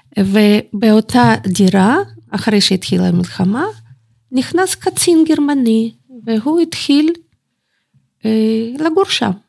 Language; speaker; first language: Hebrew; non-native, fluent; Russian